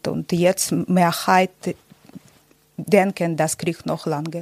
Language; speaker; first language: German; non-native, learner; Ukrainian